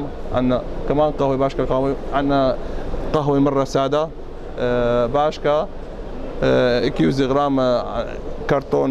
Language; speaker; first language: Turkish; non-native, learner; Arabic